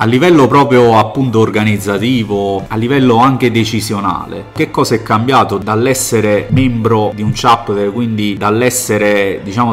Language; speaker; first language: Italian; native; Italian